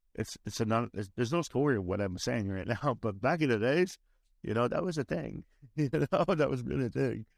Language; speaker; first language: English; native; English